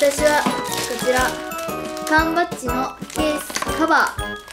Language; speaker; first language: Japanese; native; Japanese